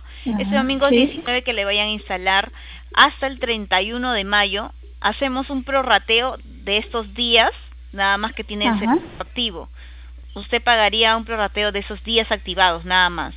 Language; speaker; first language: Spanish; native; Spanish